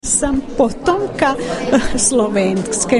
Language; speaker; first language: Slovenian; non-native, learner; Croatian